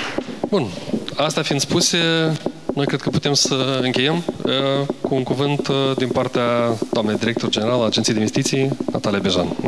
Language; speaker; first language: Romanian; native; Romanian